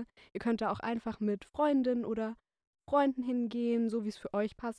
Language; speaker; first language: German; native; German